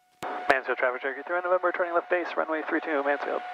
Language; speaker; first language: English; native; English